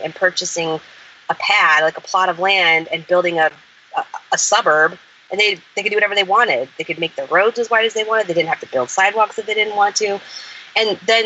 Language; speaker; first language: English; native; English